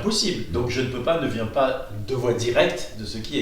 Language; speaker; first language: French; native; French